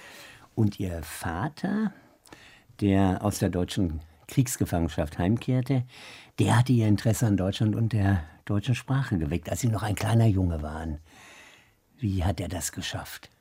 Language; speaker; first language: German; native; German